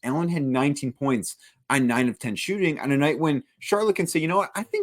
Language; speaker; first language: English; native; English